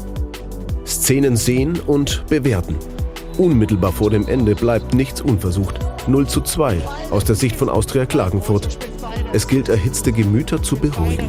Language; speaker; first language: German; native; German